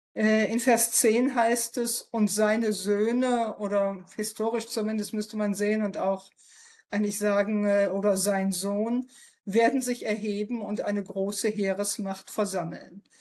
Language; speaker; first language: German; native; German